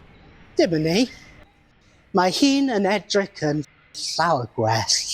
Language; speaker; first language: Welsh; non-native, learner; English